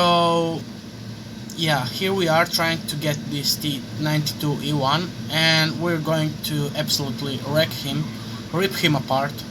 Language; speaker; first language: English; non-native, fluent; Croatian